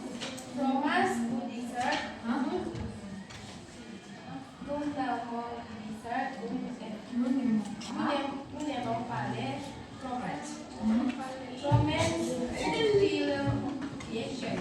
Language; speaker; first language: French; non-native, learner; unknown